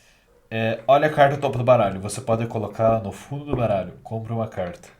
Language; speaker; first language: Portuguese; native; Portuguese